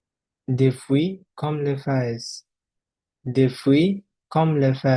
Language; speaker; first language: French; non-native, learner; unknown